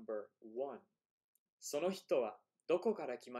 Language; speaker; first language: Japanese; non-native, fluent; English